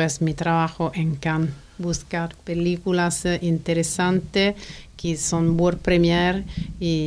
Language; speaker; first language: Spanish; non-native, fluent; Italian